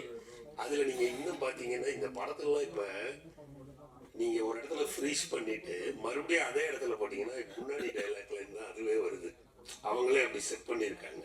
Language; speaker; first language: Tamil; native; Tamil